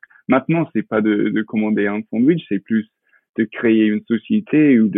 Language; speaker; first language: French; non-native, fluent; English